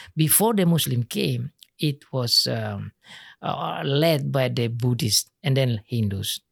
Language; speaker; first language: English; non-native, learner; Indonesian